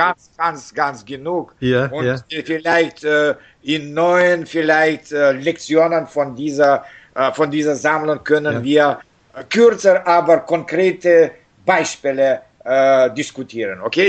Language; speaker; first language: German; non-native, learner; Russian